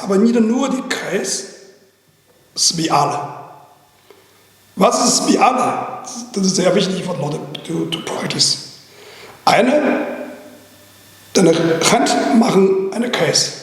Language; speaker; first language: German; non-native, learner; Chinese